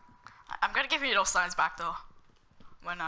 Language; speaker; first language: English; native; English